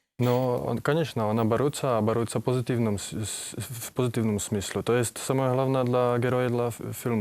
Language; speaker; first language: Russian; non-native, learner; Czech